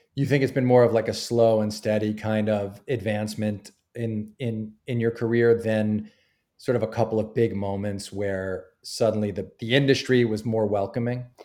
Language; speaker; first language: English; native; English